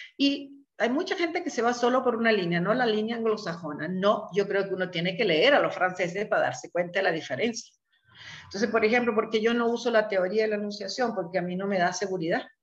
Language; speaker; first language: Spanish; native; Spanish